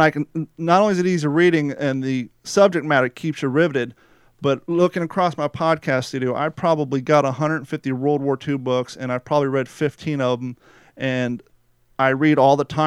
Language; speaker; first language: English; native; English